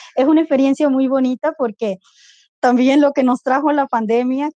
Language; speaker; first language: Spanish; non-native, local second language; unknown